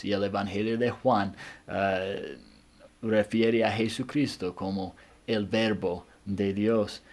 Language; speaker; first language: Spanish; non-native, fluent; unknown